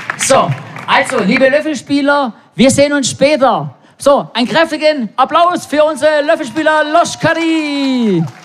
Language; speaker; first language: German; native; German